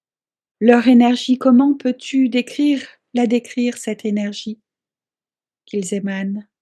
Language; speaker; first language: French; native; French